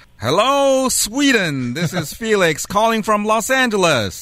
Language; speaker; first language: English; non-native, fluent; Chinese